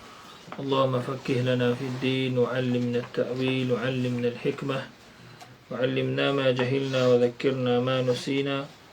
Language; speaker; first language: Arabic; non-native, fluent; Malay